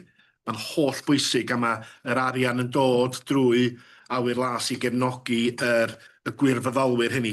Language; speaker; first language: Welsh; native; Welsh